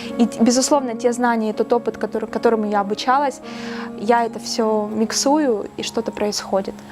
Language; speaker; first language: Russian; native; Russian